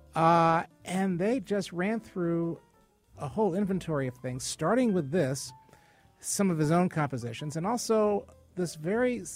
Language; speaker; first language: English; native; English